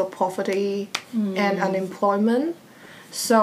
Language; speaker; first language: English; non-native, fluent; Cantonese